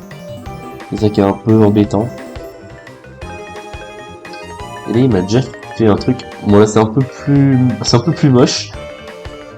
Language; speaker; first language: French; native; French